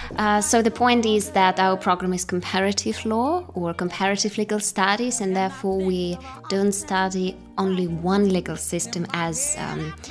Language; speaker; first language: English; non-native, fluent; Russian